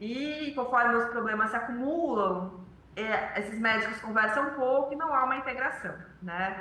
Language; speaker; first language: Portuguese; native; Portuguese